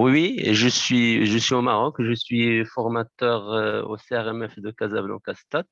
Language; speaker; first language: French; non-native, local second language; Arabic